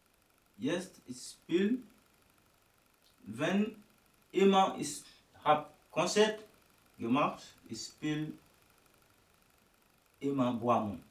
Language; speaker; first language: German; non-native, learner; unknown